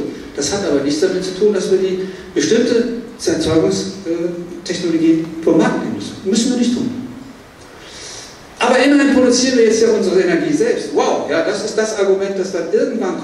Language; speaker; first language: German; native; German